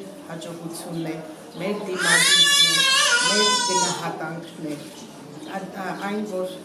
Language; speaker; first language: Armenian; native; Armenian